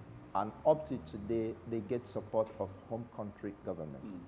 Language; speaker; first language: English; non-native, local second language; Igbo